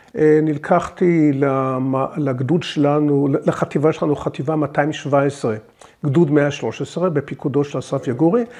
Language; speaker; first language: Hebrew; early bilingual, other home language; English